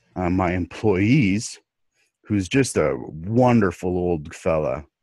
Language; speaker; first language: English; native; English